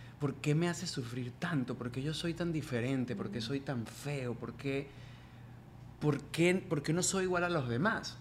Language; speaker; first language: Spanish; native; Spanish